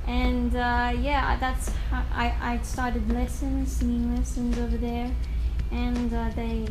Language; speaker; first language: English; native; English